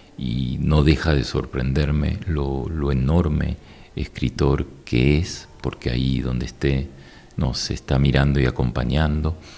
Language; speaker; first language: Spanish; native; Spanish